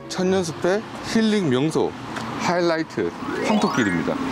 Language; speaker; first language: Korean; native; Korean